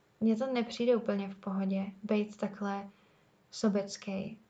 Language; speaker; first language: Czech; native; Czech